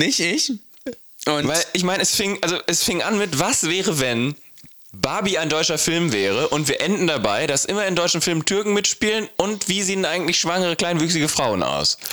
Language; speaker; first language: German; native; German